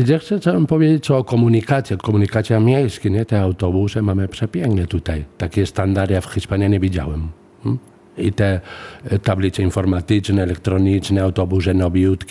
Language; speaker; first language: Polish; non-native, fluent; Spanish